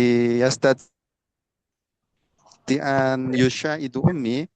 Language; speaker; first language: Arabic; non-native, learner; Indonesian